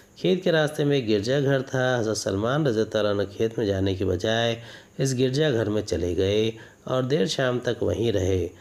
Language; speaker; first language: Urdu; native; Urdu